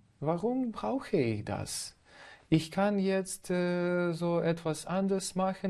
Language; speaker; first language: German; non-native, fluent; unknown